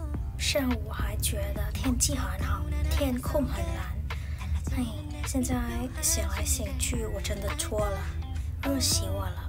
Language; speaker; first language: Chinese; non-native, learner; Vietnamese